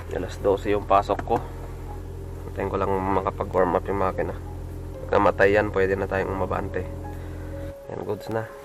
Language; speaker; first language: Filipino; native; Filipino